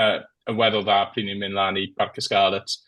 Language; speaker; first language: Welsh; native; Welsh